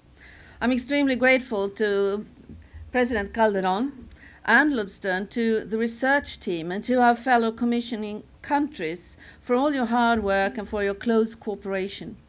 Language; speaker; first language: English; non-native, fluent; Swedish